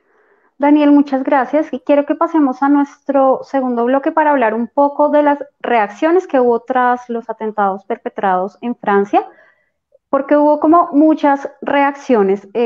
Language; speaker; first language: Spanish; native; Spanish